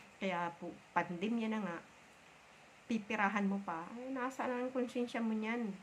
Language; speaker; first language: Filipino; non-native, local second language; Bikol